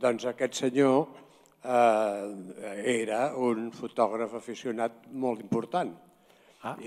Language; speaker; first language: Catalan; native; Catalan